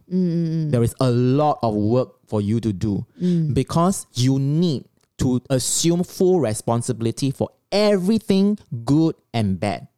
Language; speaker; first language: English; non-native, local second language; Chinese